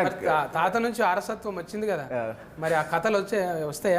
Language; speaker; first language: Telugu; native; Telugu